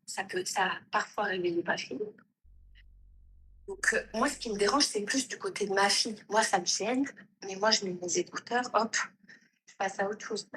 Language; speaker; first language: French; native; French